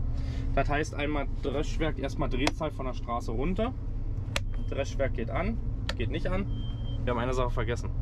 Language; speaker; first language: German; native; German